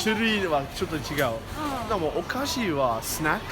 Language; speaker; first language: Japanese; non-native, learner; English